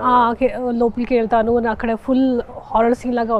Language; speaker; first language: Telugu; non-native, learner; Hindi